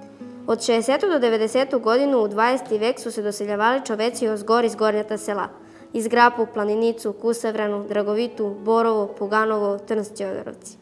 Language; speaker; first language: Serbian; native; Serbian